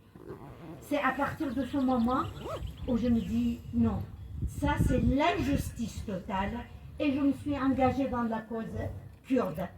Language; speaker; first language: French; non-native, fluent; Arabic